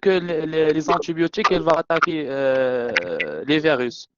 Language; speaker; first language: French; non-native, local second language; Arabic